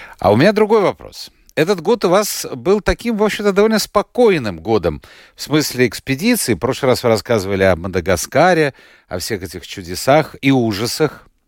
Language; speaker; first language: Russian; native; Russian